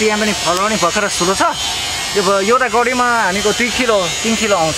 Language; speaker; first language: Nepali; non-native, learner; Chinese